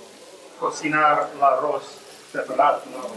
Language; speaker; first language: Spanish; non-native, learner; English